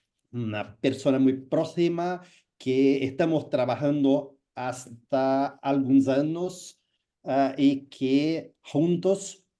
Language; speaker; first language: Spanish; non-native, fluent; Portuguese